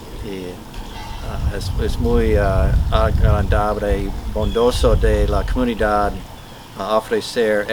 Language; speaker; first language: Spanish; non-native, learner; English